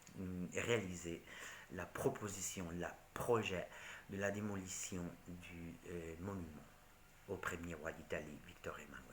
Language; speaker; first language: French; non-native, learner; Italian